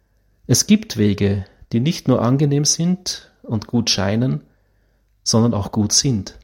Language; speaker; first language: German; native; German